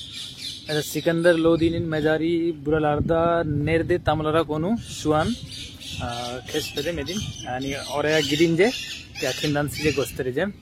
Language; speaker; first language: Turkish; non-native, fluent; Hindi